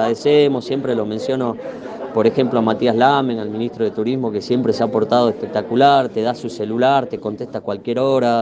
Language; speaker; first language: Spanish; native; Spanish